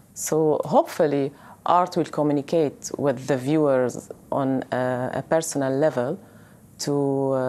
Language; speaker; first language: English; non-native, fluent; Arabic